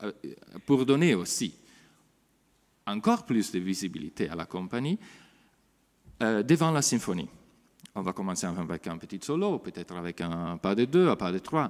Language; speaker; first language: French; non-native, fluent; Italian